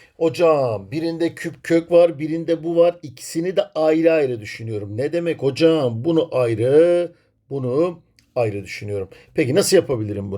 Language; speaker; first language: Turkish; native; Turkish